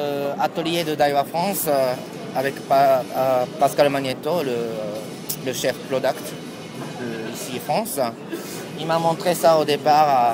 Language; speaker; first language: French; non-native, learner; Japanese